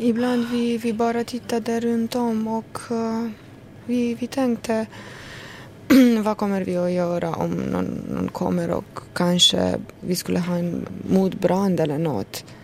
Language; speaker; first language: Swedish; non-native, fluent; Romanian